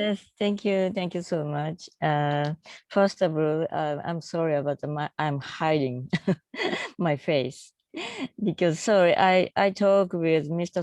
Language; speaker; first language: English; non-native, learner; Japanese